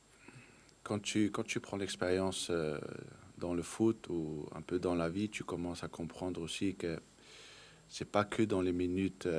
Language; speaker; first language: French; non-native, fluent; Danish